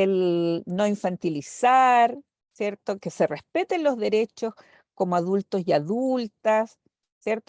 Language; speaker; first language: Spanish; native; Spanish